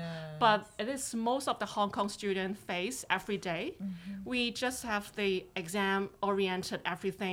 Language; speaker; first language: English; non-native, local second language; Cantonese